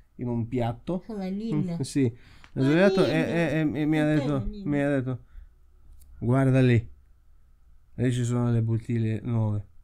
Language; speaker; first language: Italian; non-native, fluent; Russian